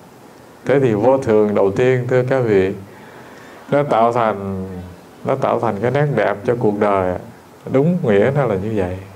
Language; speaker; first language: Vietnamese; native; Vietnamese